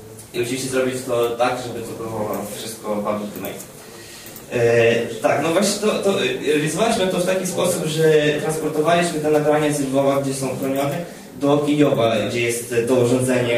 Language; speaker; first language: Polish; non-native, fluent; Ukrainian